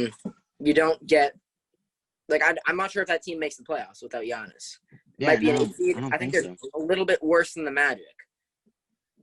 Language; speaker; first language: English; native; English